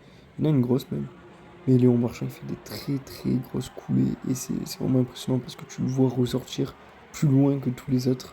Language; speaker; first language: French; native; French